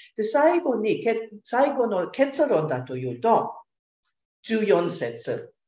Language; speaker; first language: Japanese; non-native, fluent; German